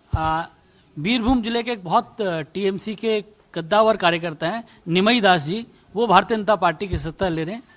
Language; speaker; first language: Hindi; native; Hindi